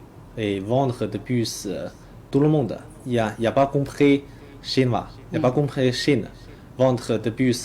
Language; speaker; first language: French; non-native, learner; Chinese